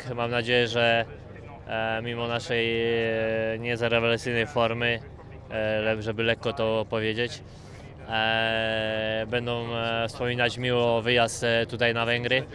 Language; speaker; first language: Polish; native; Polish